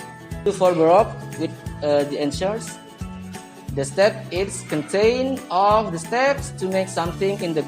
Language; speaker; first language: English; non-native, learner; Indonesian